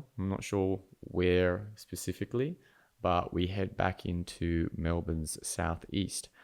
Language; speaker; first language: English; native; English